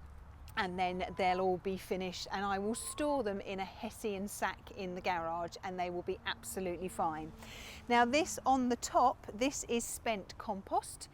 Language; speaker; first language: English; native; English